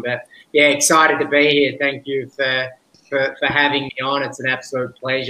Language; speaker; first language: English; native; English